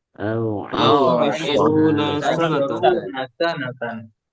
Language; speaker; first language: Arabic; non-native, learner; Indonesian